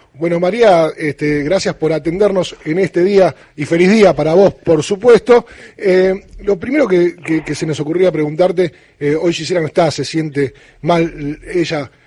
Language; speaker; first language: Spanish; native; Spanish